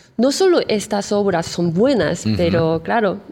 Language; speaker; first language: Spanish; non-native, fluent; Korean